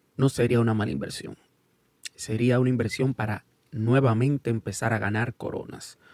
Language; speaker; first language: Spanish; early bilingual, heritage; Spanish